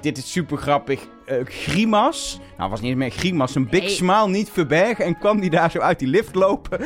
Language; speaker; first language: Dutch; native; Dutch